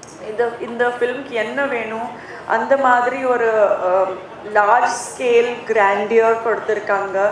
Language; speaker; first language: Tamil; non-native, fluent; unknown